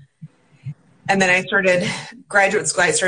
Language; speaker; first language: English; native; English